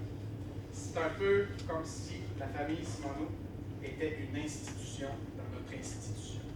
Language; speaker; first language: French; native; French